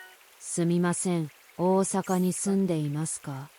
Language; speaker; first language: Japanese; non-native, learner; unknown